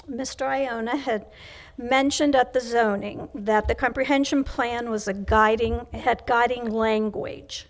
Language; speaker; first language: English; native; English